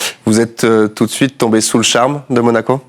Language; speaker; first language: French; native; French